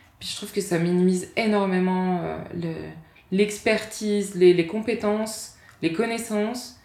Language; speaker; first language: French; native; French